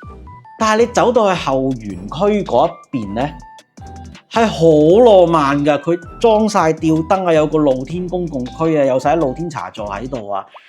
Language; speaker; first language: Cantonese; native; Cantonese